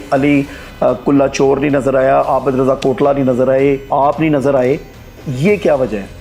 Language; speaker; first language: Urdu; non-native, local second language; Punjabi